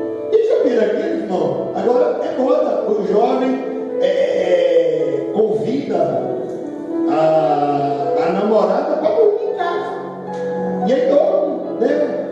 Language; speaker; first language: Portuguese; native; Portuguese